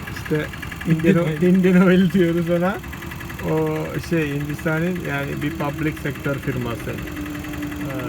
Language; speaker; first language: Turkish; non-native, fluent; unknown